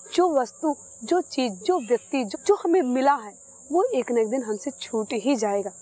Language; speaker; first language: Hindi; native; Hindi